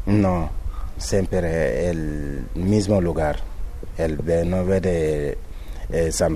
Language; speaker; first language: Spanish; non-native, learner; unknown